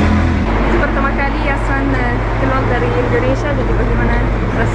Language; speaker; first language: Indonesian; non-native, learner; English